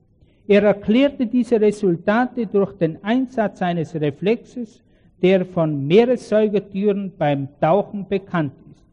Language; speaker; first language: German; native; German